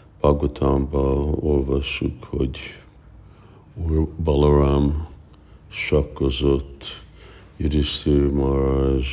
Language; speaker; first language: Hungarian; early bilingual, heritage; Hungarian